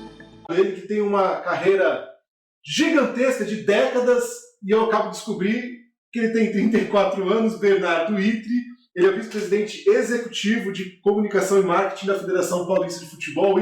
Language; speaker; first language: Portuguese; native; Portuguese